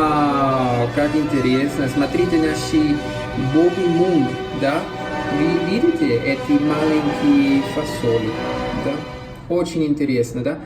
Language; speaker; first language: Russian; non-native, learner; Spanish